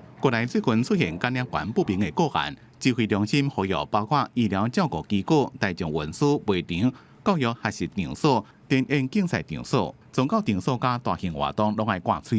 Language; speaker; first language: Chinese; native; Chinese